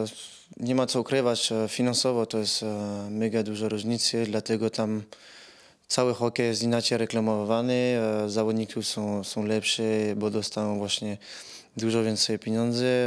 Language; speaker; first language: Polish; non-native, fluent; French